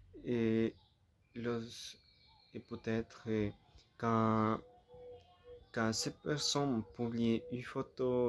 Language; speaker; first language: French; non-native, learner; Spanish